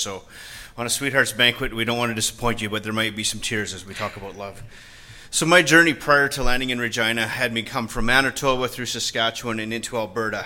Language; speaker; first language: English; native; English